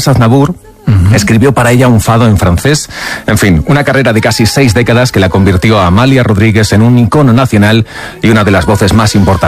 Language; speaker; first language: Spanish; native; Spanish